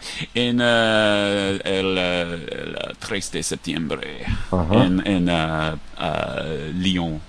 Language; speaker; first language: Spanish; non-native, learner; English